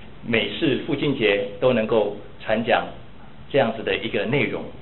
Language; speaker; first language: Chinese; native; Chinese